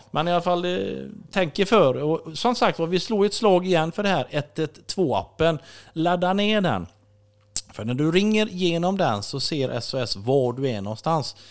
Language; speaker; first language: Swedish; native; Swedish